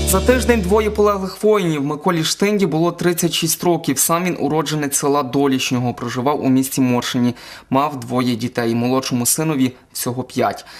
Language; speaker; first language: Ukrainian; native; Ukrainian